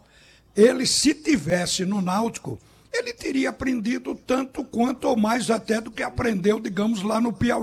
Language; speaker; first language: Portuguese; native; Portuguese